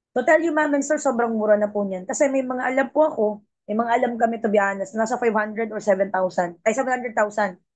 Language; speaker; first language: Filipino; non-native, local second language; Cebuano